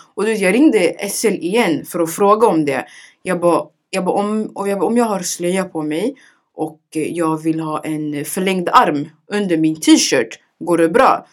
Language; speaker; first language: Swedish; early bilingual, other home language; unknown